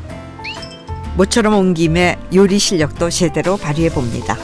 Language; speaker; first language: Korean; native; Korean